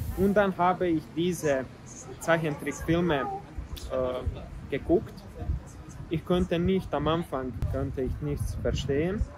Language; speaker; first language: German; non-native, learner; Bosnian